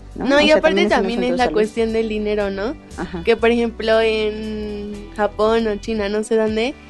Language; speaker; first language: Spanish; native; Spanish